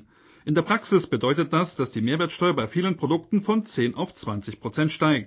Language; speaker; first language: German; native; German